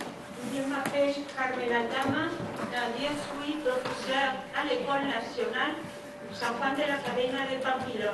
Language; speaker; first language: French; non-native, fluent; Spanish